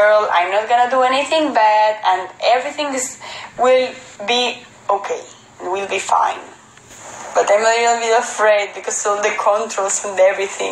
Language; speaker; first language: English; non-native, fluent; Spanish